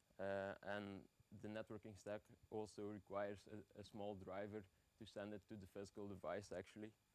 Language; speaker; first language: English; non-native, fluent; Dutch